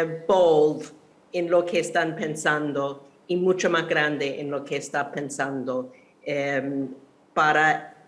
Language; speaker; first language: Spanish; non-native, fluent; English